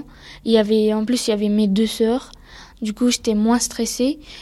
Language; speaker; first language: French; early bilingual, other home language; Pashto